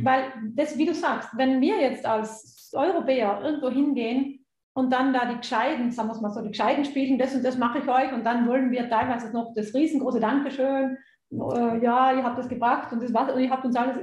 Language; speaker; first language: German; native; German